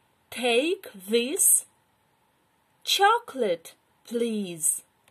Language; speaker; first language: English; non-native, fluent; Ukrainian